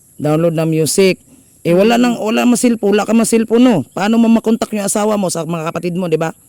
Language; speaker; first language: Filipino; non-native, local second language; Cebuano